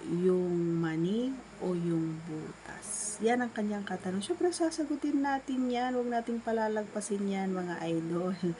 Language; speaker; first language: Filipino; non-native, local second language; Iloko